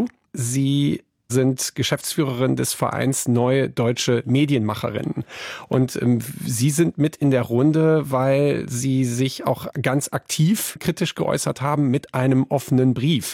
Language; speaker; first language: German; native; German